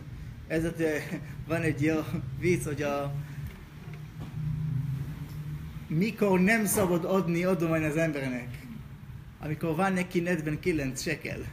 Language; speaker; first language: Hungarian; non-native, learner; Hebrew